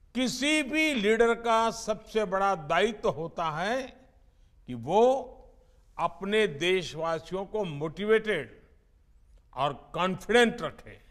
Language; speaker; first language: Hindi; non-native, local second language; Gujarati